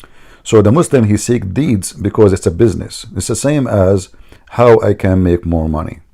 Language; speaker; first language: English; non-native, fluent; Arabic